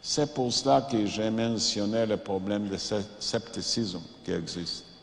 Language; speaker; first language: French; non-native, fluent; Yiddish